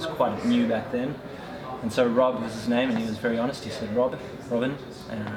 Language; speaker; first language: English; native; English